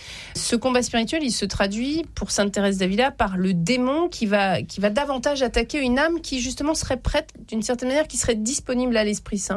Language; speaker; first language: French; native; French